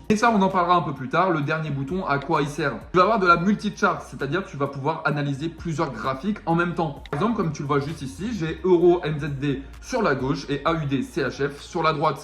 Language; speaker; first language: French; native; French